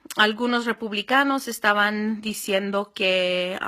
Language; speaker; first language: Spanish; early bilingual, heritage; Spanish